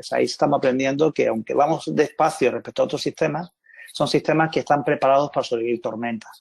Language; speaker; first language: Spanish; native; Spanish